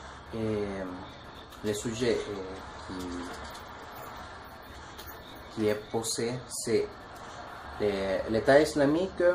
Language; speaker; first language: French; non-native, learner; Spanish